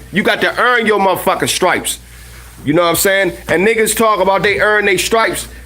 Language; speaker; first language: English; native; English